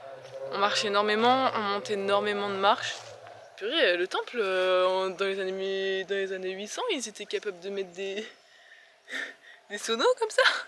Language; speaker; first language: French; native; French